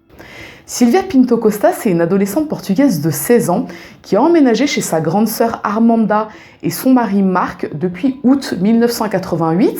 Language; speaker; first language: French; native; French